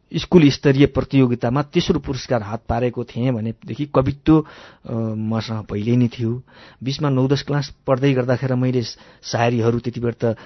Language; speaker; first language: Nepali; native; Nepali